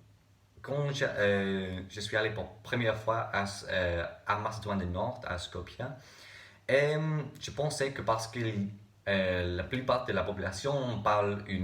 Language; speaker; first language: French; non-native, learner; English